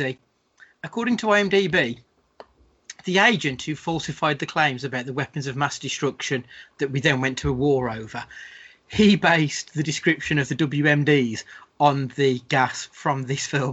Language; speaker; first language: English; native; English